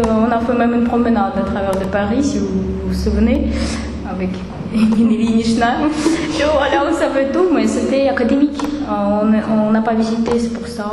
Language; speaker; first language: French; non-native, fluent; Russian